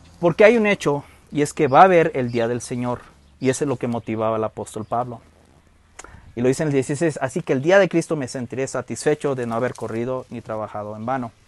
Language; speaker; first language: Spanish; early bilingual, heritage; Spanish